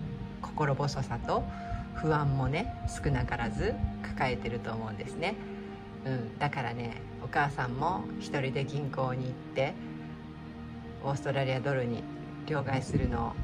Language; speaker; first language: Japanese; native; Japanese